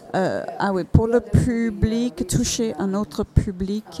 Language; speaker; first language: French; non-native, fluent; Finnish